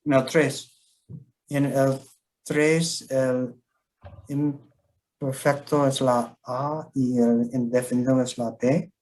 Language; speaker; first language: Spanish; non-native, learner; English